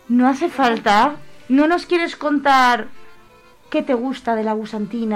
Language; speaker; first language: Spanish; native; Spanish